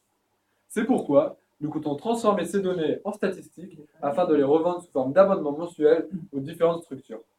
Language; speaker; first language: French; native; French